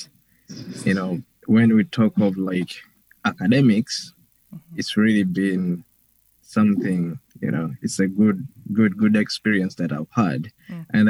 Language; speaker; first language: English; non-native, local second language; Ganda